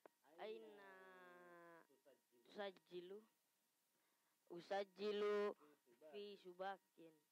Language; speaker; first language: Arabic; non-native, learner; Indonesian